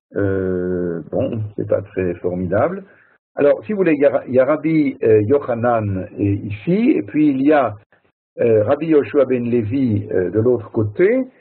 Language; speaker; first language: French; native; French